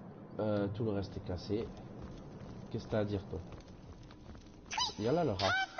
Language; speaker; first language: French; native; French